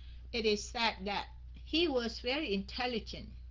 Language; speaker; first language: English; non-native, fluent; Vietnamese